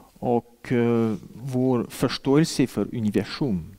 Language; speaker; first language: Swedish; non-native, fluent; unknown